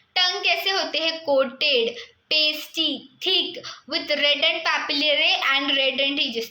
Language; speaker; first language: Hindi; non-native, local second language; Marathi